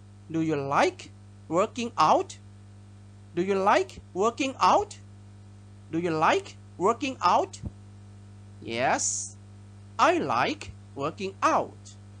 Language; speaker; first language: English; non-native, fluent; Thai